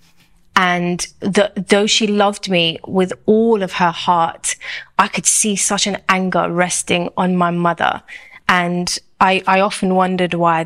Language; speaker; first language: English; native; English